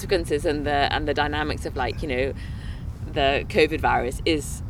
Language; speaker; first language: English; native; English